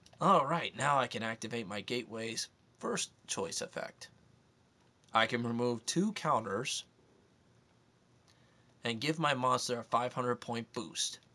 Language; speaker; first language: English; native; English